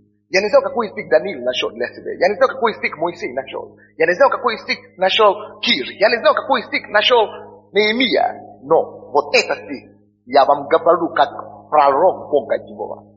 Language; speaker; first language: Russian; non-native, fluent; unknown